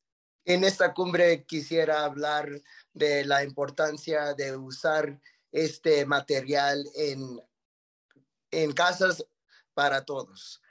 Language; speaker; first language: Spanish; early bilingual, heritage; Spanish